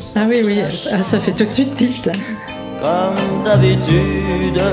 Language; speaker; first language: French; native; French